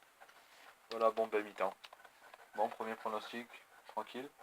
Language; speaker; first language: French; native; French